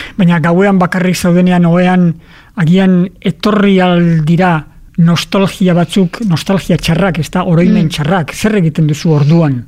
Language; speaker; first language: Basque; native; Basque